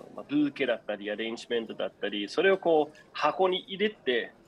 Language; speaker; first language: Japanese; non-native, fluent; Danish